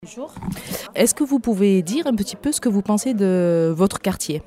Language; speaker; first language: French; native; French